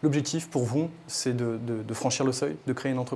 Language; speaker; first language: French; native; French